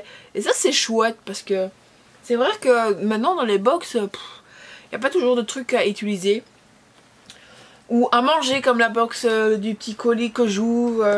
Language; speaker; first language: French; native; French